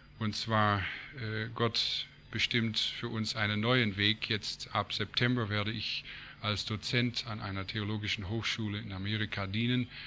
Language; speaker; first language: German; non-native, fluent; English